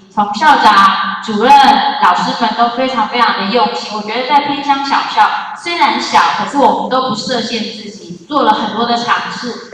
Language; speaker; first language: Chinese; native; Chinese